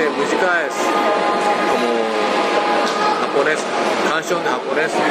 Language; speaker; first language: Spanish; non-native, learner; Japanese